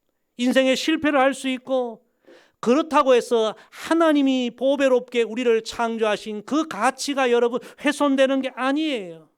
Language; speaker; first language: Korean; native; Korean